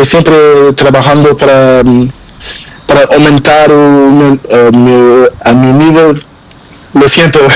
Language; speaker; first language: Spanish; non-native, learner; Portuguese